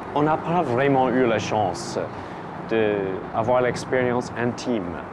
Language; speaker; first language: French; non-native, fluent; English